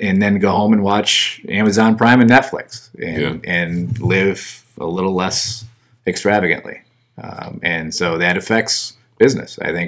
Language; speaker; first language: English; native; English